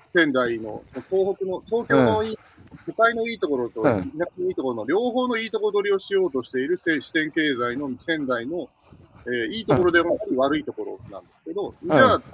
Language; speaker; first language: Japanese; native; Japanese